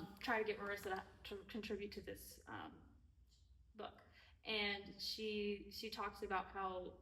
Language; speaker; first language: English; native; English